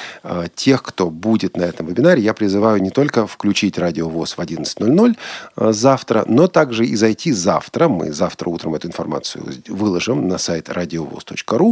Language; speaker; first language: Russian; native; Russian